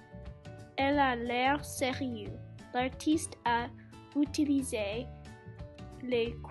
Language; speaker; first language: French; non-native, learner; English